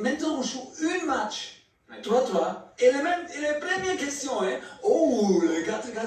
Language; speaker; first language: French; non-native, learner; German